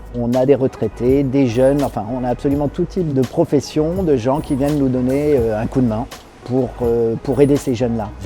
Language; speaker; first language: French; native; French